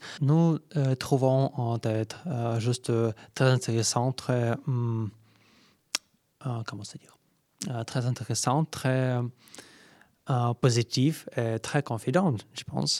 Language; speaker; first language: French; non-native, learner; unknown